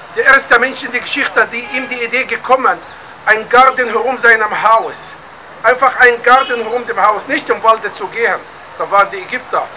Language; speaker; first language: German; non-native, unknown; Arabic